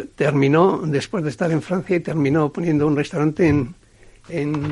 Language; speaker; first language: Spanish; native; Spanish